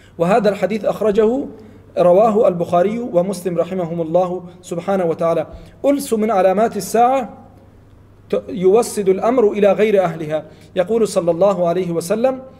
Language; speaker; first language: Arabic; non-native, fluent; Malay